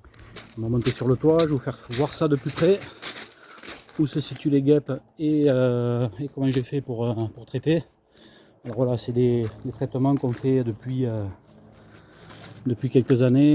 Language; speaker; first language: French; native; French